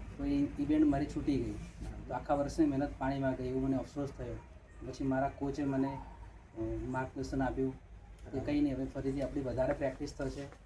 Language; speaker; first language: Gujarati; native; Gujarati